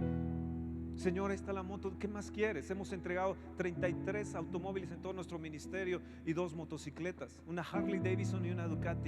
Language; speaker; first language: Spanish; native; Spanish